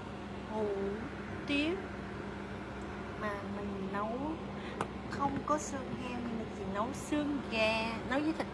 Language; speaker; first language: Vietnamese; early bilingual, heritage; Vietnamese